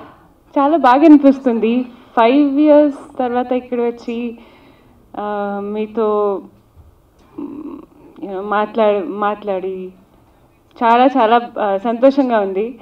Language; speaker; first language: Telugu; non-native, local second language; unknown